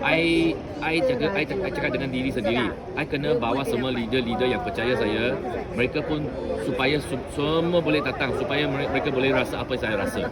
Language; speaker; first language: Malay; non-native, local second language; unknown